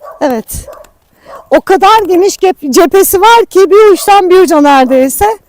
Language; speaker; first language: Turkish; native; Turkish